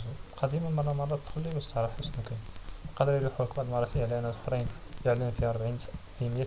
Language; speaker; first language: Arabic; native; Arabic